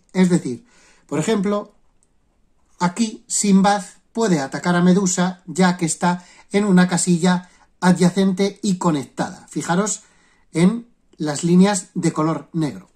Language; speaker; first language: Spanish; native; Spanish